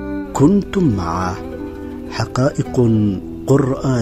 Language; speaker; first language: Arabic; native; Arabic